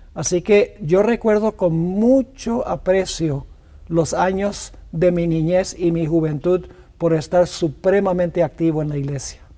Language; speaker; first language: Spanish; early bilingual, other home language; English